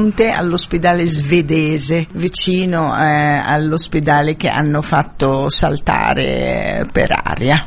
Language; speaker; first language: Italian; non-native, fluent; Arabic